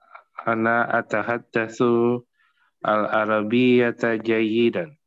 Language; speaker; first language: Arabic; non-native, learner; Indonesian